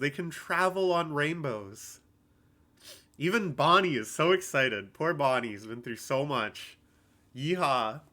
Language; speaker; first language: English; native; English